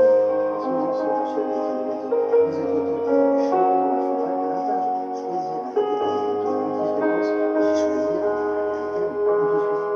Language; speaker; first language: French; native; French